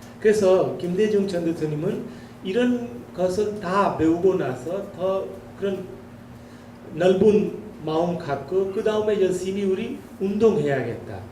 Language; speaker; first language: Korean; non-native, learner; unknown